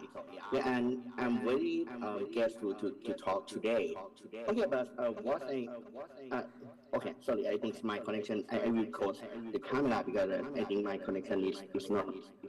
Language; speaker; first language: English; non-native, learner; Thai